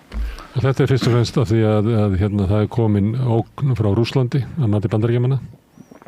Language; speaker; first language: Icelandic; native; Icelandic